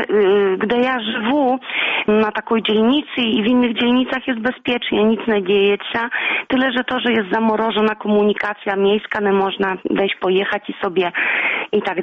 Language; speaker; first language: Polish; non-native, local second language; Belarusian